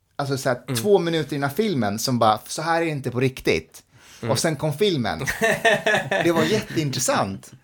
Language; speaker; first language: Swedish; early bilingual, other home language; Persian